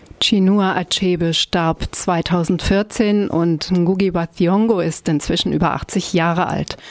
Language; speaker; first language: German; native; German